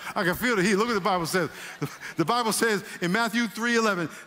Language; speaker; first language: English; native; English